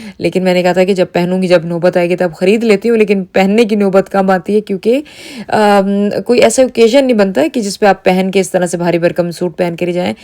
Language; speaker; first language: Urdu; native; Urdu